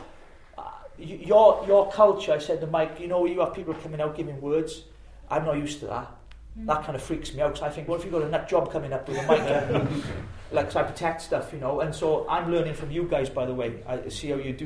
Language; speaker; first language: English; native; English